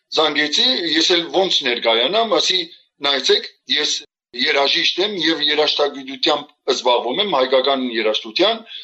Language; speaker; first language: Armenian; early bilingual, heritage; Armenian